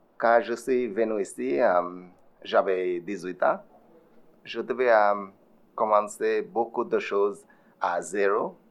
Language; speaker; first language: French; non-native, learner; Bangla